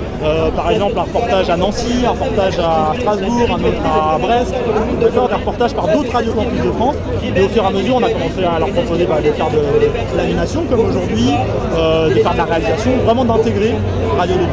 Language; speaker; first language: French; native; French